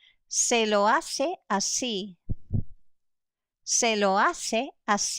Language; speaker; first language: Spanish; non-native, fluent; English